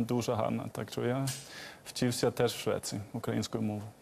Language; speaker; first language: Ukrainian; non-native, fluent; Swedish